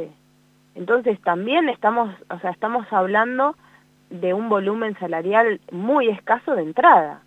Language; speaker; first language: Spanish; native; Spanish